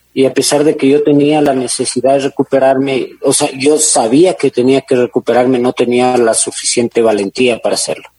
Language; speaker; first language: Spanish; native; Spanish